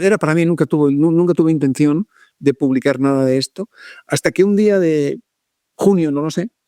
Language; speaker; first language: Spanish; native; Spanish